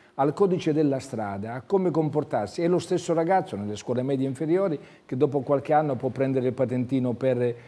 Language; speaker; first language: Italian; native; Italian